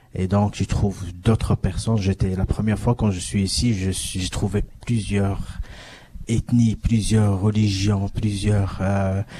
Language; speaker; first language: French; non-native, local second language; Arabic